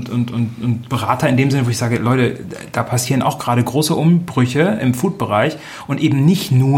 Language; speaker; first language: German; native; German